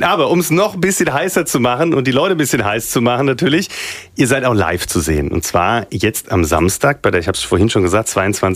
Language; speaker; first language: German; native; German